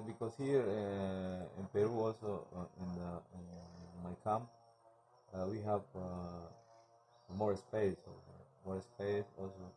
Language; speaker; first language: English; non-native, learner; Spanish